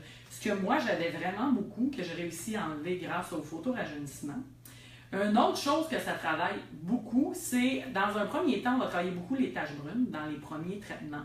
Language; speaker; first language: French; native; French